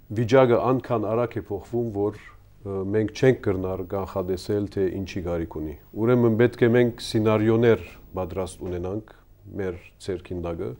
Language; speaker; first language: Armenian; native; Armenian